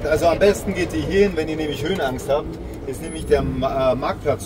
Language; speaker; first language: German; native; German